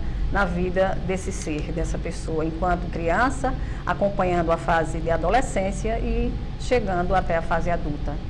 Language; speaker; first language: Portuguese; native; Portuguese